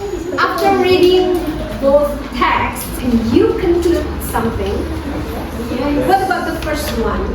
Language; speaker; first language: English; non-native, fluent; Indonesian